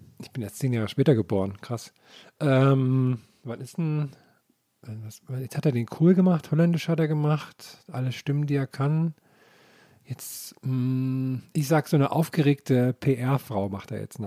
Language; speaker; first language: German; native; German